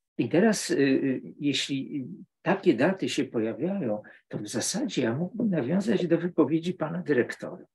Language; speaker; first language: Polish; native; Polish